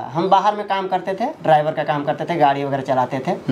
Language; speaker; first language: Hindi; native; Hindi